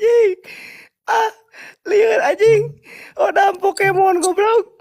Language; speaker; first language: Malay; non-native, local second language; Sundanese